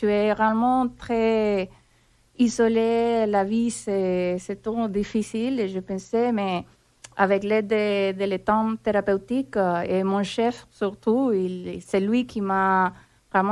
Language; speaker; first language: French; non-native, fluent; Spanish